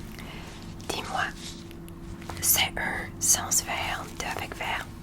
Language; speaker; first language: French; non-native, learner; English